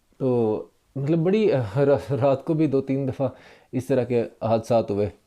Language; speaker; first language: Urdu; non-native, local second language; Punjabi